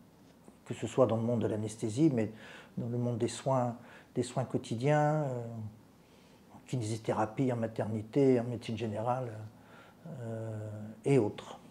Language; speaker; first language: French; native; French